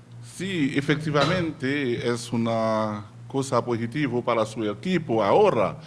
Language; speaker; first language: Spanish; non-native, learner; Haitian Creole